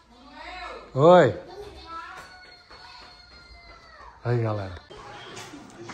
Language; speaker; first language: Portuguese; native; Portuguese